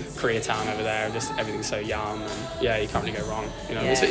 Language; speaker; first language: English; native; English